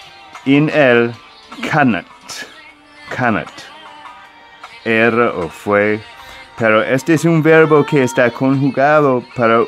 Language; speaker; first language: Spanish; non-native, fluent; English